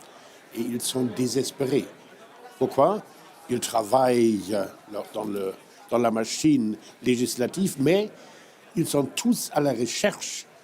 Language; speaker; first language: French; non-native, fluent; German